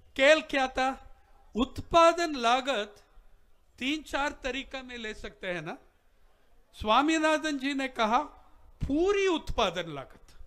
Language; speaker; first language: Hindi; non-native, local second language; Telugu